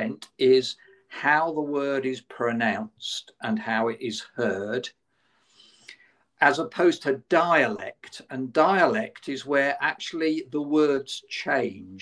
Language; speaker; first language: English; native; English